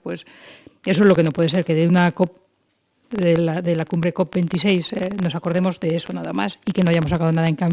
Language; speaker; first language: Spanish; native; Spanish